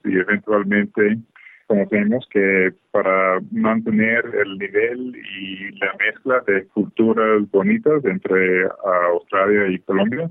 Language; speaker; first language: Spanish; non-native, fluent; English